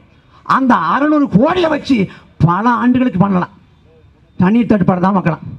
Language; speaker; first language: Tamil; native; Tamil